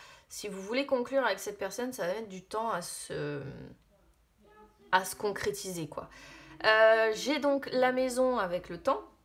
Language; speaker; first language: French; native; French